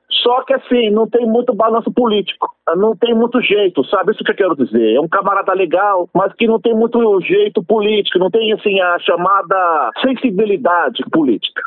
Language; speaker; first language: Portuguese; native; Portuguese